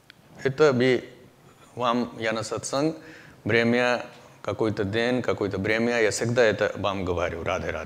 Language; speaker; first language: Russian; non-native, learner; Hindi